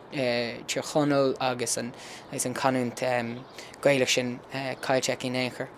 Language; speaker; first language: Irish; early bilingual, heritage; English